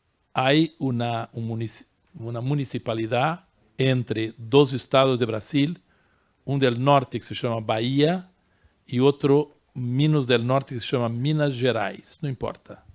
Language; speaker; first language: Spanish; non-native, fluent; Portuguese